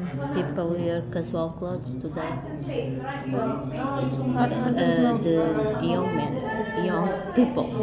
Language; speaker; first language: English; non-native, learner; Portuguese